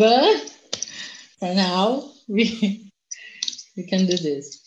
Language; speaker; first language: English; non-native, learner; Portuguese